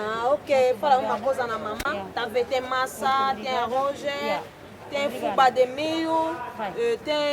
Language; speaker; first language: Portuguese; non-native, learner; Lingala